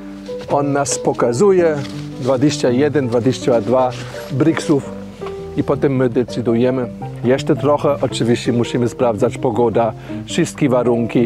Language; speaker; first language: Polish; non-native, learner; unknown